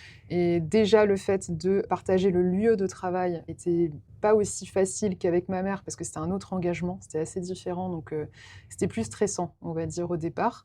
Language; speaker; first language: French; native; French